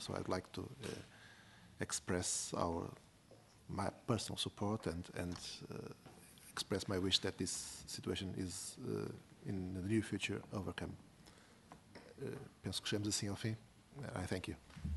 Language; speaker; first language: English; non-native, fluent; Portuguese